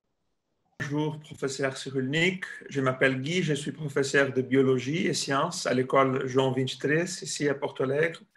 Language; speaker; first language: French; non-native, fluent; Portuguese